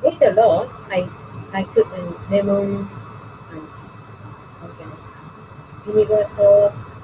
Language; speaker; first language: English; non-native, learner; Japanese